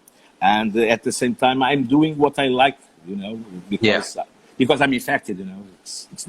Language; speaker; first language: English; non-native, learner; Portuguese